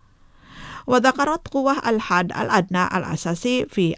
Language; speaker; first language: Arabic; non-native, fluent; Indonesian